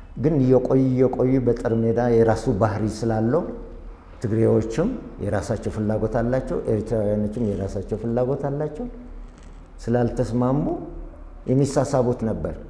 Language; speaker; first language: Amharic; non-native, local second language; Tigrinya